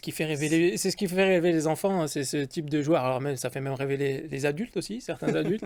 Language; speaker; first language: French; native; French